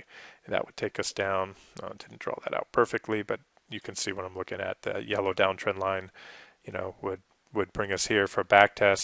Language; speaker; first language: English; native; English